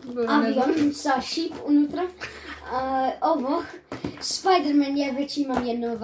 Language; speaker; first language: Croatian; early bilingual, heritage; Croatian